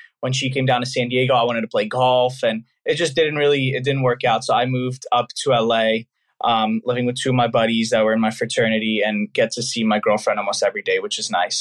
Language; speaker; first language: English; native; English